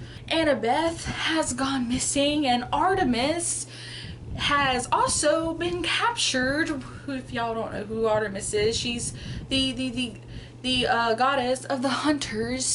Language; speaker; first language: English; native; English